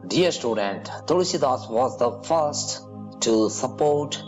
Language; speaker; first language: English; non-native, local second language; Kannada